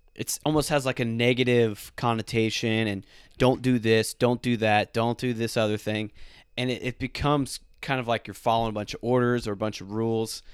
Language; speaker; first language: English; native; English